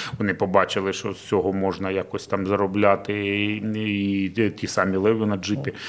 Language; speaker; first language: Ukrainian; non-native, local second language; Russian